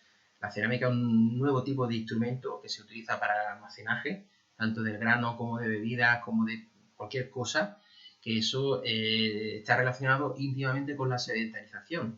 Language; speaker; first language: Spanish; native; Spanish